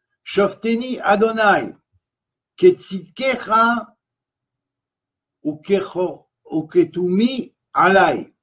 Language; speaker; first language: Hebrew; non-native, fluent; French